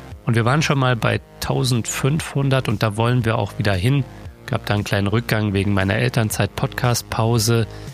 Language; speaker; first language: German; native; German